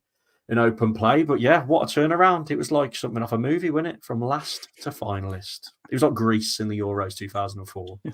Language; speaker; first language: English; native; English